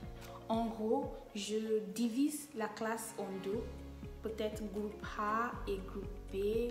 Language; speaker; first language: French; non-native, fluent; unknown